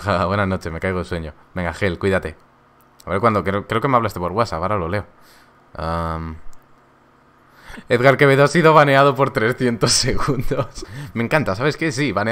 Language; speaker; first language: Spanish; native; Spanish